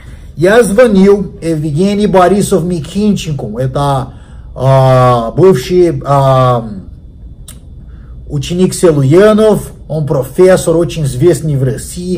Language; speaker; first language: Russian; non-native, learner; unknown